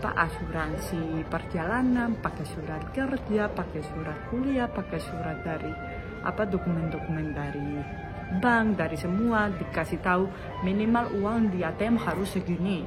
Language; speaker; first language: Indonesian; non-native, fluent; Spanish